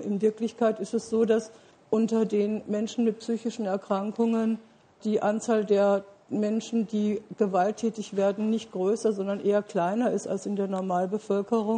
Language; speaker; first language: German; native; German